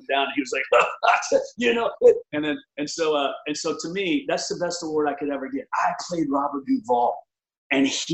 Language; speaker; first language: English; native; English